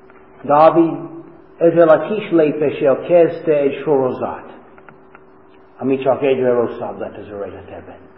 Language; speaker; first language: Hungarian; non-native, fluent; English